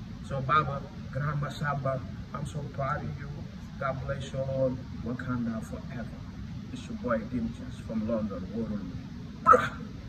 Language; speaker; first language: English; non-native, fluent; Wolof